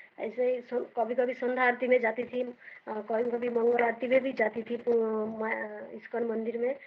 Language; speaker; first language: Hindi; non-native, local second language; Bangla